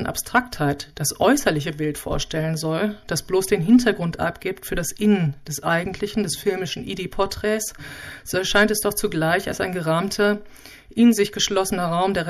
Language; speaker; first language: German; native; German